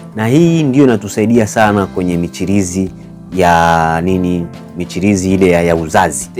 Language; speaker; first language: Swahili; native; Swahili